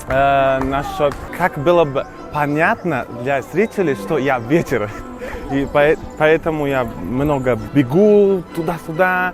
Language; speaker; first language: Russian; non-native, learner; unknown